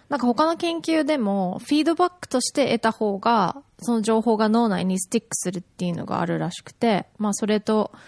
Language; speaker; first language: Japanese; native; Japanese